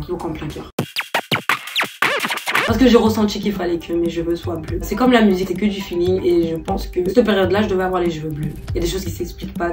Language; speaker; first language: French; native; French